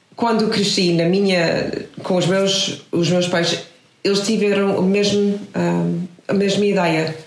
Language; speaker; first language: Portuguese; non-native, fluent; English